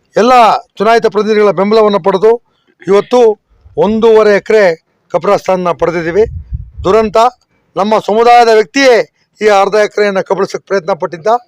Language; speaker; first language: Kannada; native; Kannada